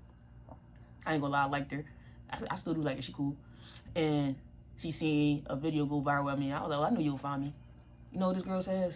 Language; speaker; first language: English; native; English